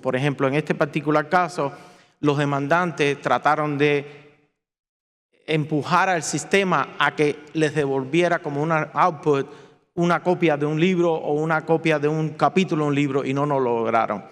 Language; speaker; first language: Spanish; native; Spanish